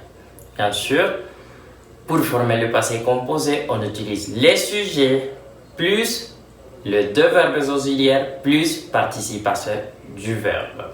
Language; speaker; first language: French; non-native, fluent; Spanish